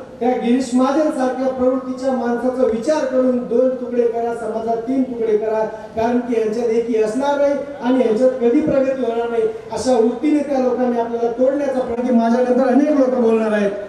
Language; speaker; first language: Marathi; non-native, local second language; Lambadi